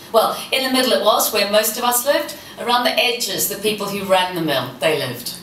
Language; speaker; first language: English; native; English